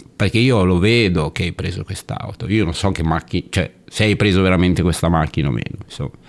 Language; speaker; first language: Italian; native; Italian